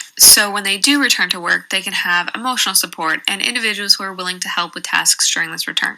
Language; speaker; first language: English; native; English